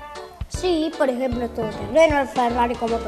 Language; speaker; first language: Spanish; native; Spanish